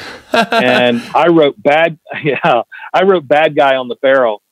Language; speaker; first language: English; native; English